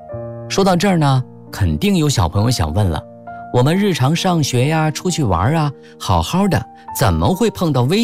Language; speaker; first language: Chinese; native; Chinese